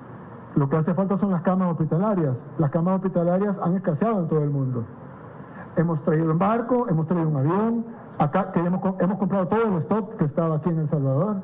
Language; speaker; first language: Spanish; native; Spanish